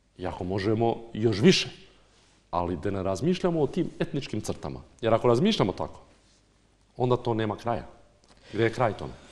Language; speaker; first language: Bosnian; non-native, local second language; Albanian